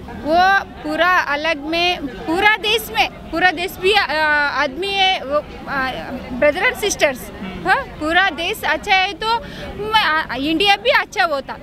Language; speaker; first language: Hindi; non-native, local second language; Telugu